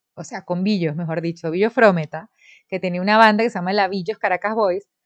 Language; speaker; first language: Spanish; native; Spanish